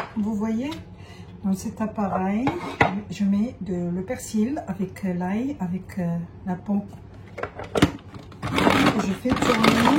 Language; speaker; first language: French; non-native, fluent; Arabic